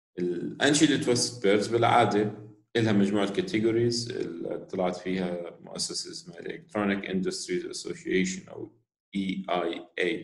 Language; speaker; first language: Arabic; native; Arabic